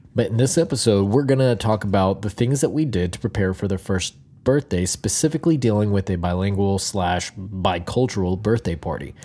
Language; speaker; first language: English; native; English